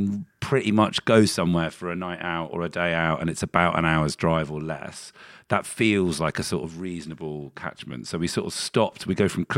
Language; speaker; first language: English; native; English